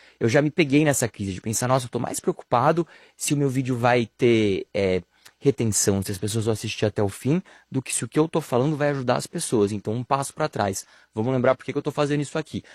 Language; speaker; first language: Portuguese; native; Portuguese